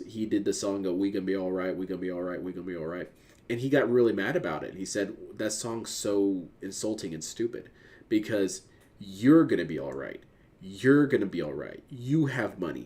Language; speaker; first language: English; native; English